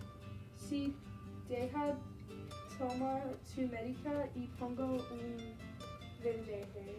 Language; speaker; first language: Spanish; non-native, learner; English